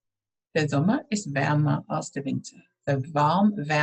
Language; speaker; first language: German; non-native, fluent; English